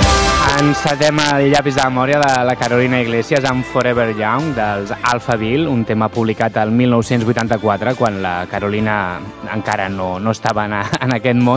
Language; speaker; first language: Catalan; native; Catalan